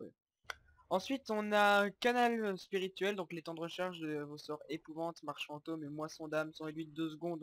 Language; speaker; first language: French; native; French